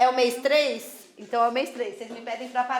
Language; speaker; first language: Portuguese; native; Portuguese